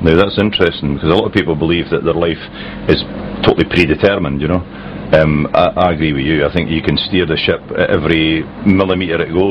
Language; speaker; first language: English; native; English